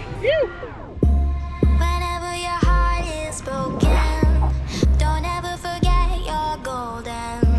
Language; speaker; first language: English; native; English